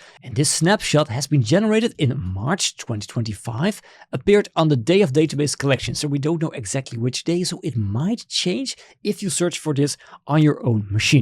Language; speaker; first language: English; non-native, fluent; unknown